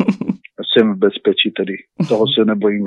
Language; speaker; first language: Czech; non-native, learner; Hebrew